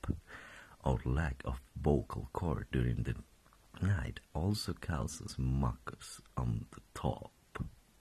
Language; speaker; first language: English; non-native, fluent; Spanish